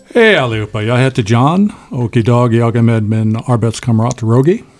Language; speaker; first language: Swedish; non-native, learner; English